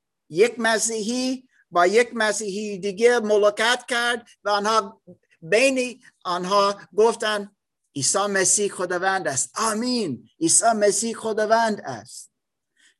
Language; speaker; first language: Persian; non-native, learner; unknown